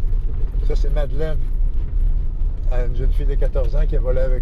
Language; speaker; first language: French; native; French